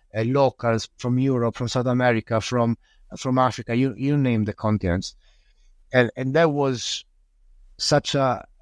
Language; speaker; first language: English; non-native, fluent; Italian